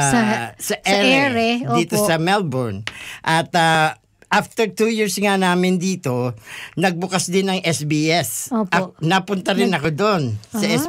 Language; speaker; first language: Filipino; non-native, local second language; Bikol